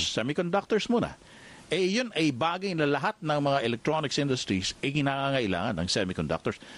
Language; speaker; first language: Filipino; native; Filipino